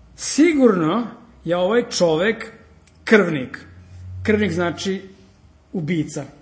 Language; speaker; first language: Serbian; early bilingual, heritage; Serbian